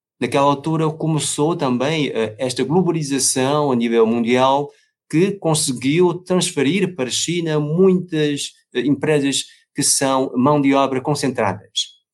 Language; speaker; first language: Portuguese; non-native, fluent; Chinese